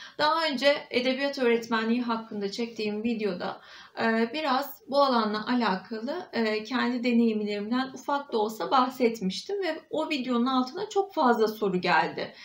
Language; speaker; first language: Turkish; native; Turkish